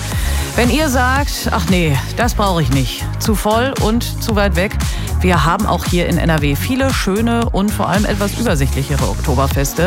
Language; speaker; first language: German; native; German